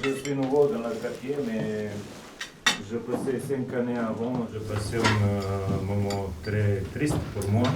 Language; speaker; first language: French; non-native, local second language; Serbian